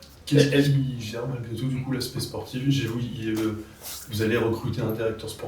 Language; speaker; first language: French; native; French